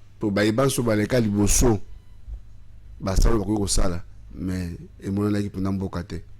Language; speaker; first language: Lingala; native; Lingala